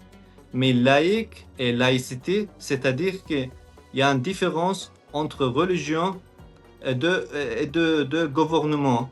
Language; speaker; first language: French; non-native, learner; Azerbaijani